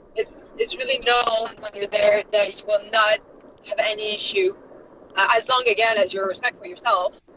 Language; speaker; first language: English; non-native, fluent; French